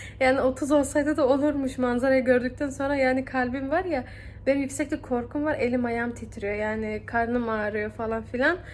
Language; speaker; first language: Turkish; early bilingual, heritage; Turkish